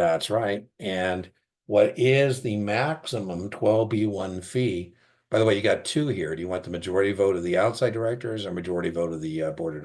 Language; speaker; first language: English; native; English